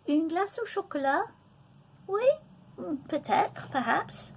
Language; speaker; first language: French; non-native, fluent; English